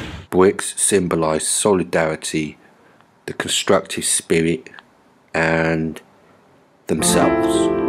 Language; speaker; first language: English; native; English